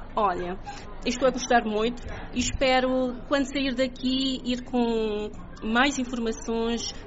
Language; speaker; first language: Portuguese; non-native, local second language; Kabuverdianu